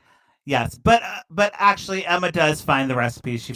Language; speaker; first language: English; native; English